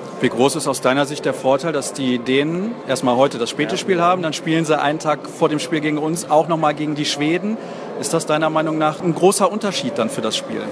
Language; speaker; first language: German; native; German